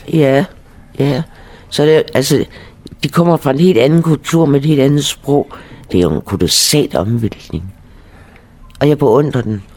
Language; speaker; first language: Danish; native; Danish